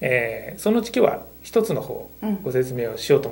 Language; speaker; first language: Japanese; native; Japanese